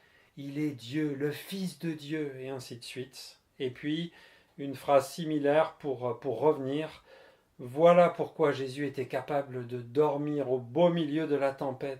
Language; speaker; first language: French; native; French